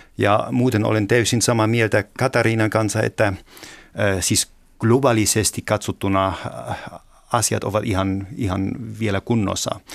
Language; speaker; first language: Finnish; non-native, fluent; German